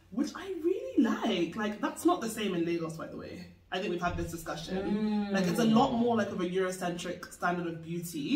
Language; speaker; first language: English; native; English